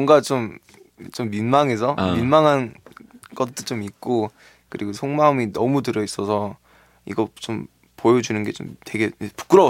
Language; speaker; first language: Korean; early bilingual, heritage; Korean